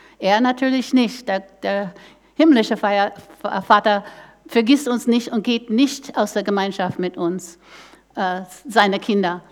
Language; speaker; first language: German; non-native, fluent; English